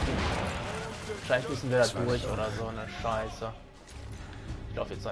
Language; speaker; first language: German; native; German